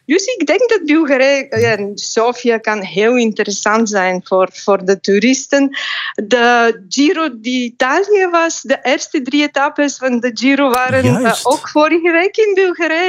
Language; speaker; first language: Dutch; non-native, fluent; Bulgarian